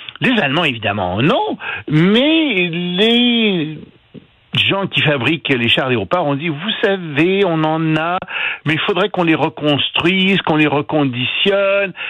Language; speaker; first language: French; native; French